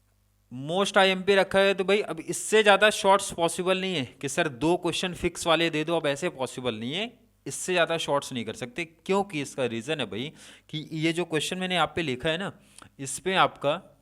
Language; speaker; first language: Hindi; native; Hindi